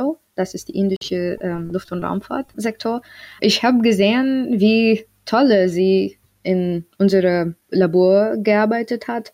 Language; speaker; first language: German; non-native, learner; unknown